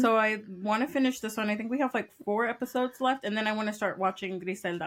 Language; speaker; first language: English; early bilingual, other home language; Spanish